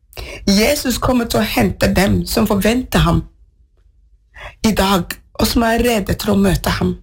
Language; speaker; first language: Norwegian; non-native, fluent; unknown